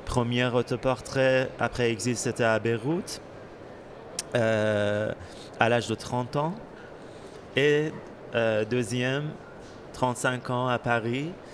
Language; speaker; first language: French; non-native, fluent; Persian